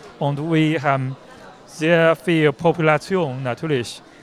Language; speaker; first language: German; non-native, learner; Chinese